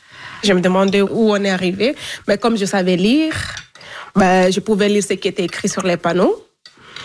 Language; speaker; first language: French; non-native, local second language; Fula